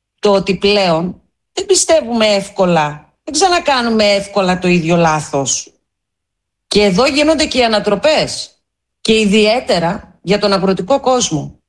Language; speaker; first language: Greek; native; Greek